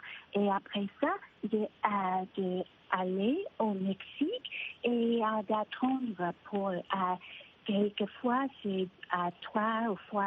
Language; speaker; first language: French; non-native, fluent; Spanish